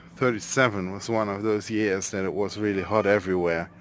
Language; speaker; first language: English; non-native, fluent; Dutch